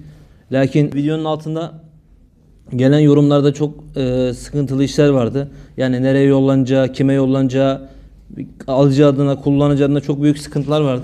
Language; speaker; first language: Turkish; native; Turkish